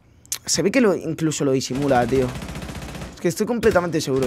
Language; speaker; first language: Spanish; native; Spanish